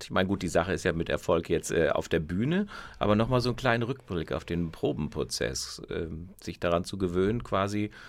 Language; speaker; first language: German; native; German